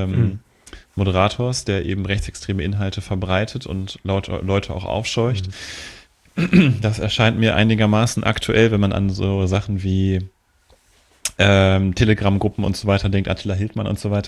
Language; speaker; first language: German; native; German